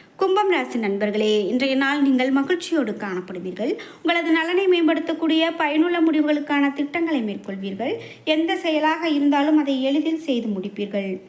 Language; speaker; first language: Tamil; native; Tamil